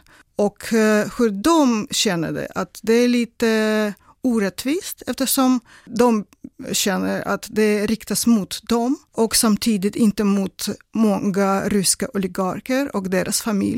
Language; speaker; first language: Swedish; non-native, fluent; Russian